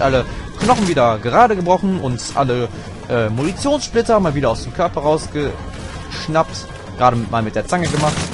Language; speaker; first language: German; native; German